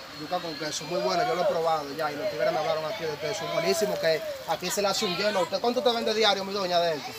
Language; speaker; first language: Spanish; native; Spanish